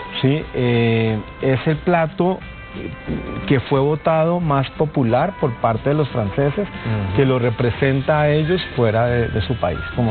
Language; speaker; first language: Spanish; native; Spanish